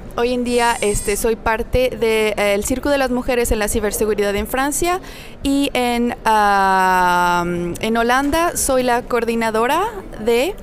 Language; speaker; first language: Spanish; native; Spanish